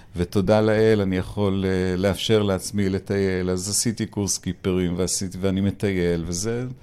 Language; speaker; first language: Hebrew; native; Hebrew